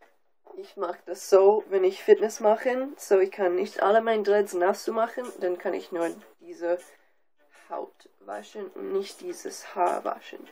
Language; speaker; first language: German; non-native, learner; English